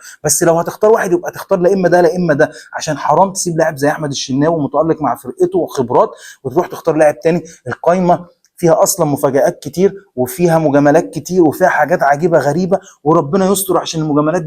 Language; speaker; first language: Arabic; native; Arabic